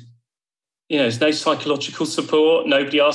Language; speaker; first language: English; native; English